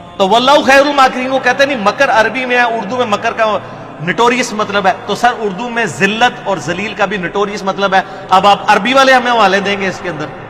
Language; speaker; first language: Urdu; non-native, local second language; Punjabi